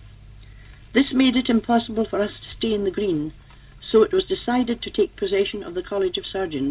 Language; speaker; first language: English; native; English